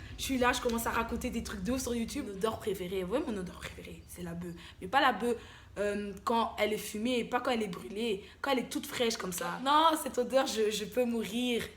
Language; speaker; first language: French; early bilingual, other home language; Lingala